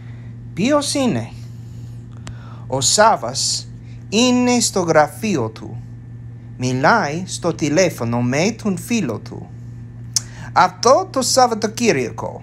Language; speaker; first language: Greek; non-native, learner; English